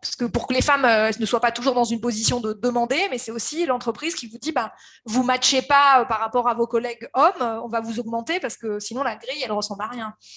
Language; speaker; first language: French; native; French